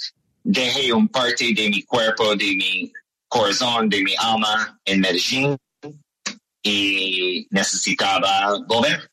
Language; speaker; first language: Spanish; non-native, learner; English